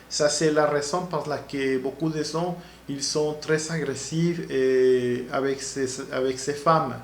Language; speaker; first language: French; non-native, learner; Spanish